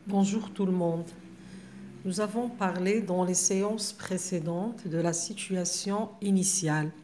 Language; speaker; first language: French; non-native, local second language; Arabic